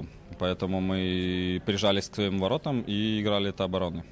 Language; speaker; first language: Russian; native; Russian